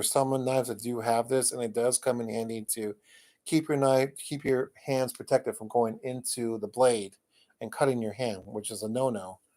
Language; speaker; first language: English; native; English